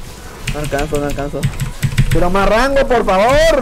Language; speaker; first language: Spanish; native; Spanish